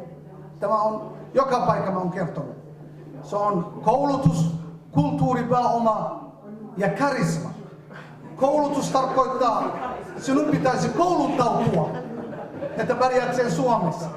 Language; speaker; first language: Finnish; non-native, fluent; Somali